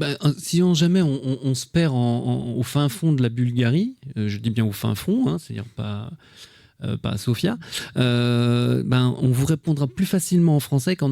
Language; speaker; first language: French; native; French